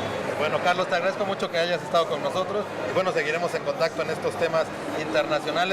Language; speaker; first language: Spanish; native; Spanish